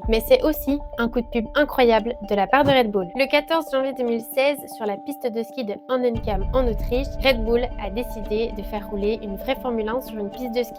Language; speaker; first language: French; native; French